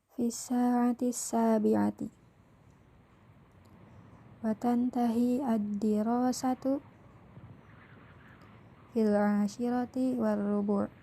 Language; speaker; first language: Arabic; non-native, fluent; Indonesian